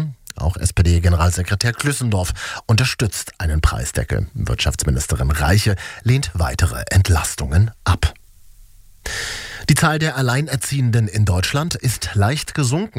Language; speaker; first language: German; native; German